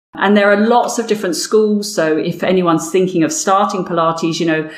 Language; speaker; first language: English; native; English